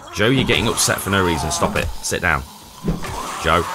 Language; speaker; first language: English; native; English